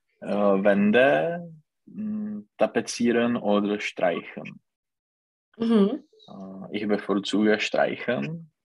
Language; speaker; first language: German; non-native, learner; Czech